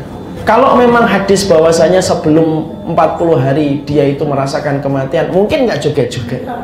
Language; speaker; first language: Indonesian; native; Indonesian